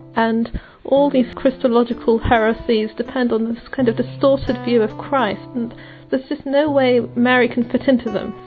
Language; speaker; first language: English; native; English